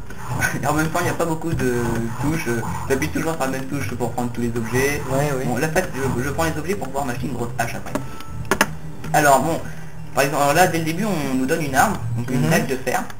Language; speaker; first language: French; native; French